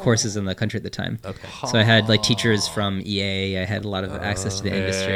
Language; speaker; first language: English; native; English